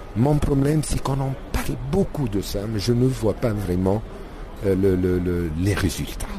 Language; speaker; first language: French; non-native, fluent; Arabic